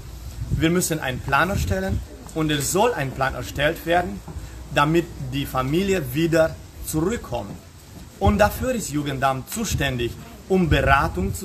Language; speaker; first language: German; non-native, fluent; Romanian